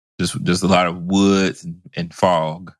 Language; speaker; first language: English; native; English